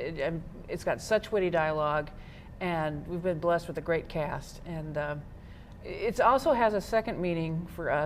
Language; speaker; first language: English; native; English